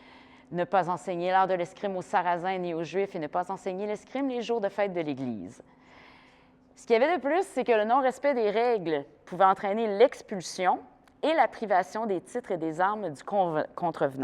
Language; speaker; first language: French; native; French